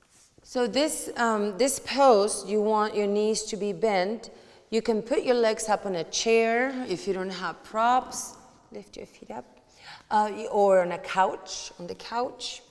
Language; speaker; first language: English; non-native, fluent; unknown